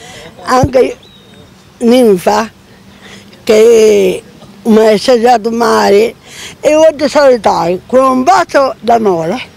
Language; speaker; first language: Italian; non-native, local second language; Sicilian